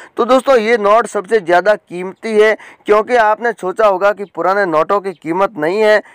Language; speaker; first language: Hindi; native; Hindi